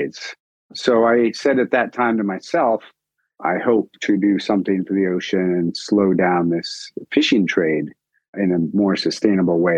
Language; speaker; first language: English; native; English